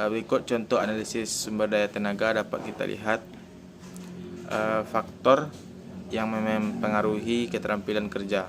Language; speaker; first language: Indonesian; native; Indonesian